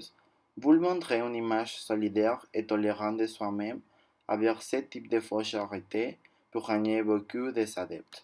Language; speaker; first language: French; non-native, learner; Spanish